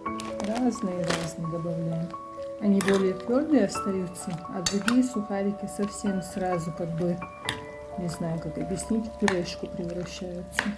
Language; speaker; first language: Russian; non-native, local second language; Chechen